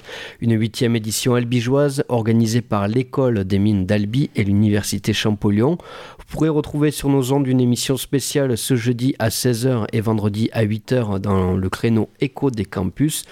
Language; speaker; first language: French; native; French